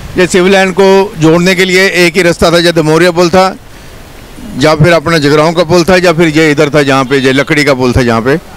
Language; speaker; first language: Hindi; native; Hindi